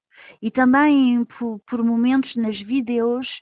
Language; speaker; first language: Portuguese; early bilingual, heritage; Portuguese